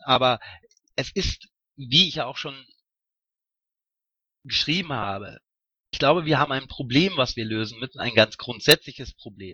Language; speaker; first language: German; native; German